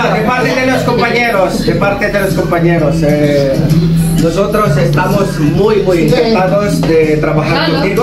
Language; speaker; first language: Spanish; non-native, fluent; Filipino